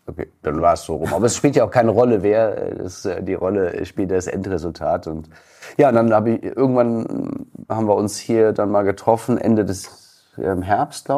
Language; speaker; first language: German; native; German